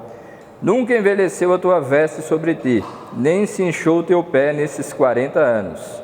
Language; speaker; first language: Portuguese; native; Portuguese